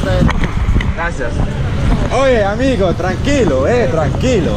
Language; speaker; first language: Spanish; non-native, learner; German